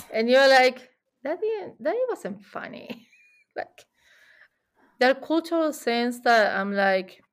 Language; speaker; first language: English; non-native, fluent; Spanish